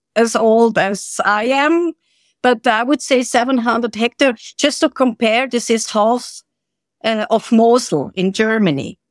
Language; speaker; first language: English; non-native, fluent; German